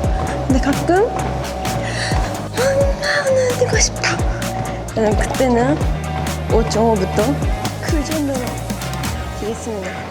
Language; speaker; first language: Korean; non-native, fluent; Japanese